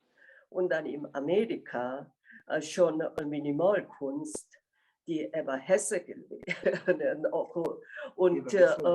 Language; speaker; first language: German; non-native, fluent; Korean